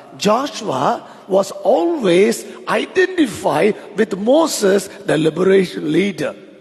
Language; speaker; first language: English; non-native, local second language; Tamil